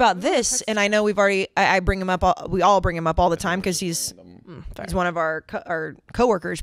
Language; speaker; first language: English; native; English